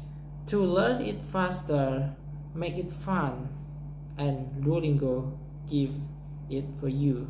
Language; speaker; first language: English; non-native, learner; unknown